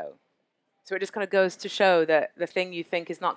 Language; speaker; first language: English; native; English